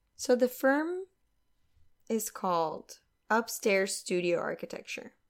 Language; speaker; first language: English; non-native, fluent; Spanish